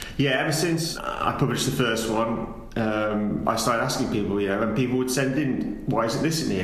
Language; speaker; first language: English; native; English